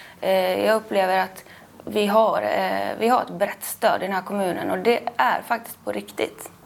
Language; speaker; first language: Swedish; native; Swedish